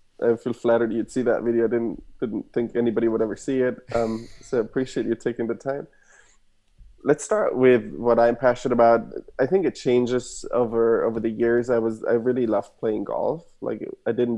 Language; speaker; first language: English; non-native, fluent; German